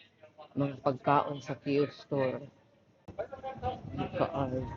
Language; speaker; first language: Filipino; non-native, local second language; Cebuano